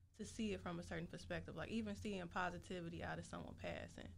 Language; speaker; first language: English; native; English